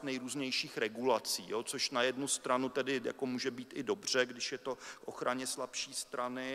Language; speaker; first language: Czech; native; Czech